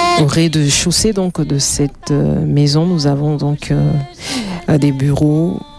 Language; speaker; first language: French; native; French